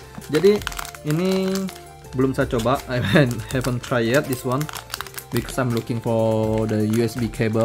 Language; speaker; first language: English; non-native, learner; Indonesian